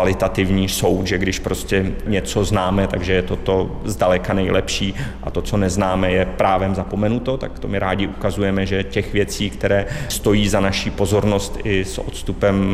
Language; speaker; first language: Czech; native; Czech